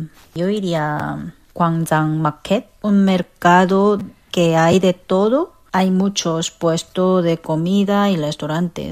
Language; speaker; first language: Spanish; non-native, fluent; Korean